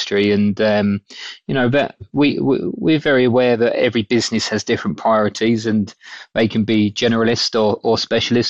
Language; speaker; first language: English; native; English